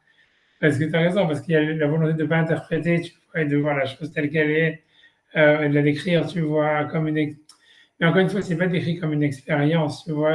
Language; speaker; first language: French; native; French